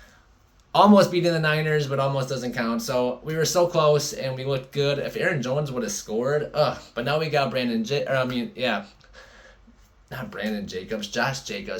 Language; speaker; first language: English; native; English